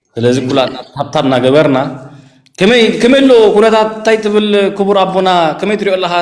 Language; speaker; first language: Tigrinya; early bilingual, heritage; Tigrinya